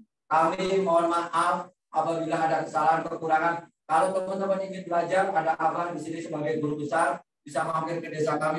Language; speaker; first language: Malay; non-native, local second language; Javanese